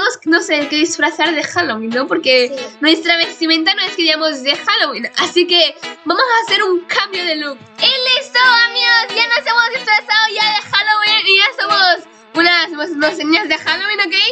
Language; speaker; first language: Spanish; native; Spanish